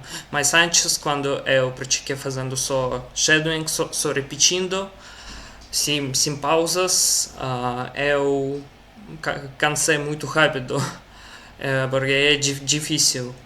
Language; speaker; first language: Portuguese; non-native, learner; Russian